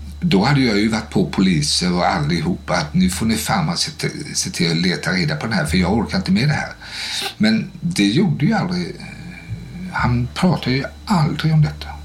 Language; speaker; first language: Swedish; native; Swedish